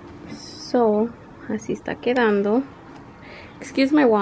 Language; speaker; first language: Spanish; early bilingual, heritage; Spanish